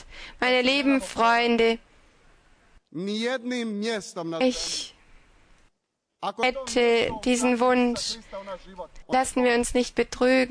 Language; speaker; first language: German; non-native, fluent; Croatian